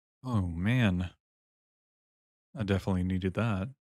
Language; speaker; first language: English; native; English